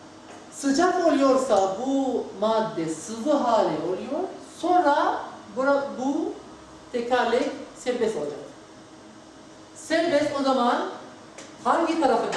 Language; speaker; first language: Turkish; non-native, learner; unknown